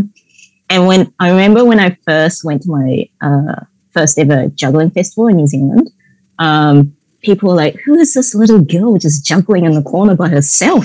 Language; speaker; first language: English; native; English